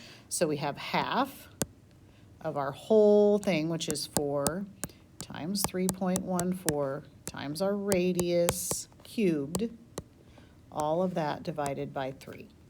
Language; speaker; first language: English; native; English